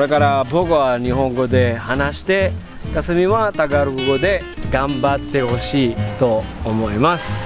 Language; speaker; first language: Japanese; non-native, learner; English